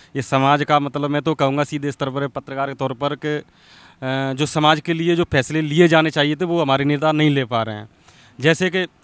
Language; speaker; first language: Hindi; native; Hindi